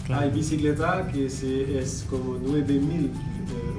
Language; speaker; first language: Spanish; non-native, learner; French